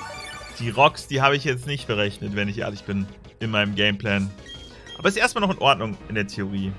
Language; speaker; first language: German; native; German